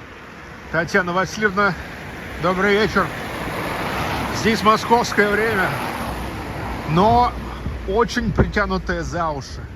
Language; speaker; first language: Russian; native; Russian